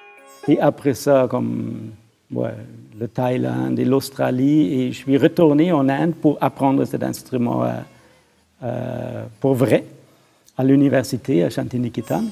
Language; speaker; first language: French; non-native, fluent; German